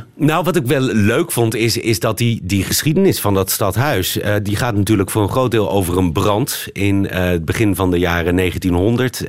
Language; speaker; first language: Dutch; native; Dutch